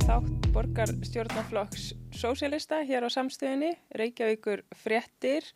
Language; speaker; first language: Icelandic; native; Icelandic